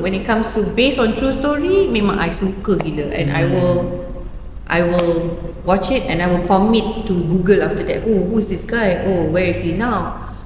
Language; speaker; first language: English; non-native, local second language; Malay